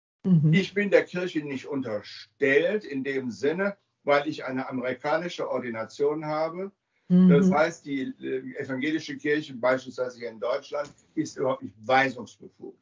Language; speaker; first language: German; native; German